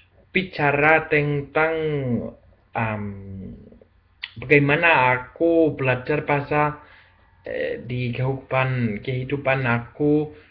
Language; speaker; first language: Indonesian; non-native, learner; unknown